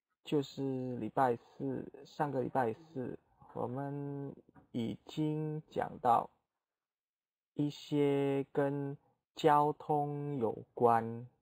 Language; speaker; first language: Chinese; non-native, fluent; Indonesian